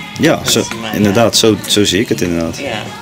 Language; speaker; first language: Dutch; native; Dutch